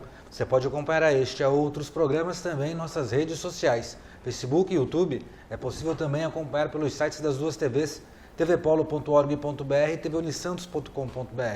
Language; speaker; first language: Portuguese; native; Portuguese